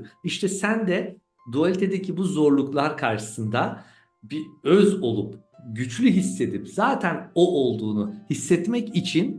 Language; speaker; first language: Turkish; native; Turkish